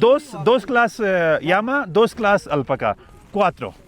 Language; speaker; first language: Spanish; non-native, learner; Hindi